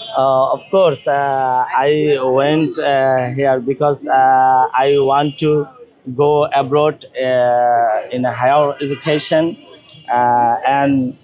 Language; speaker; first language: English; non-native, learner; Bangla